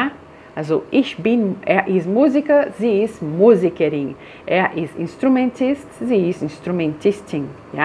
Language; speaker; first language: German; non-native, fluent; Portuguese